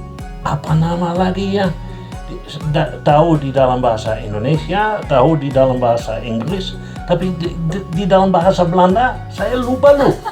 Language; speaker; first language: Indonesian; non-native, fluent; Dutch